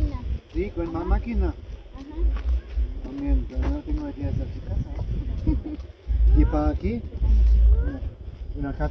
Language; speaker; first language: Spanish; non-native, learner; German